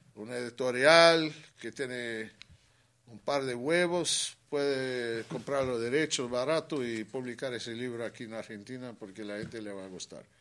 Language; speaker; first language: Spanish; non-native, fluent; English